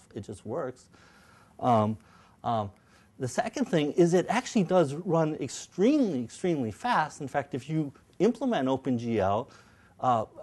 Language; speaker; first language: English; native; English